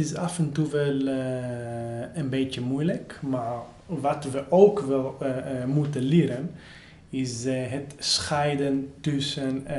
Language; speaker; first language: Dutch; non-native, fluent; Hebrew